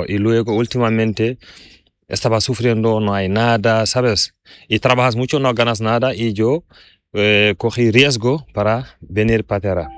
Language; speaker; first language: Spanish; non-native, learner; Fula